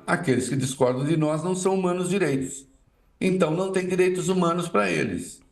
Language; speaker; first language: Portuguese; native; Portuguese